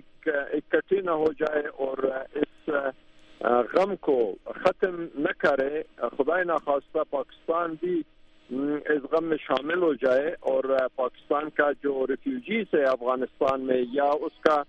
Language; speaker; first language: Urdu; non-native, fluent; Pashto